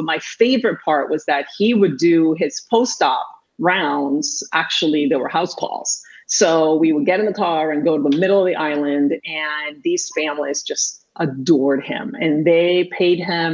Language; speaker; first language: English; non-native, fluent; Spanish